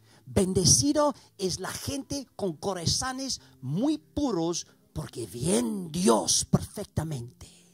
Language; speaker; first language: Spanish; non-native, learner; English